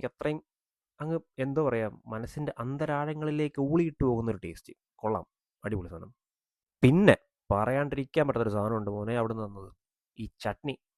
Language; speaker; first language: Malayalam; native; Malayalam